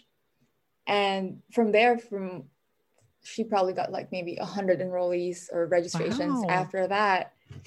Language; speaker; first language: English; non-native, local second language; Filipino